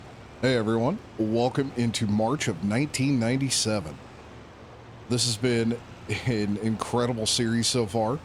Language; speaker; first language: English; native; English